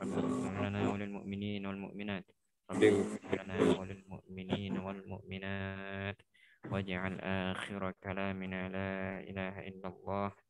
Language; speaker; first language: Arabic; non-native, fluent; Indonesian